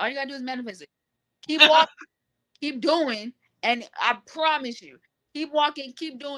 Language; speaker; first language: English; native; English